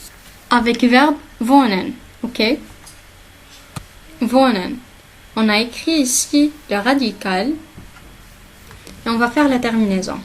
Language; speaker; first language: French; non-native, local second language; Arabic